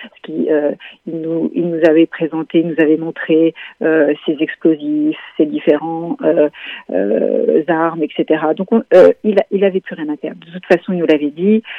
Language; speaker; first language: French; native; French